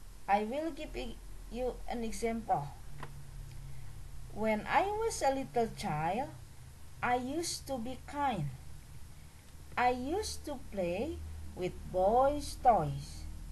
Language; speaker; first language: English; non-native, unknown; Indonesian